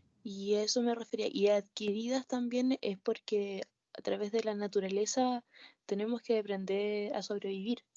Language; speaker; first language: Spanish; native; Spanish